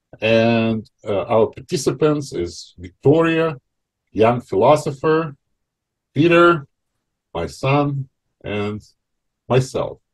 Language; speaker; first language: English; non-native, fluent; Russian